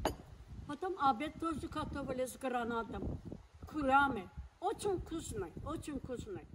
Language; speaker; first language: Russian; non-native, learner; Azerbaijani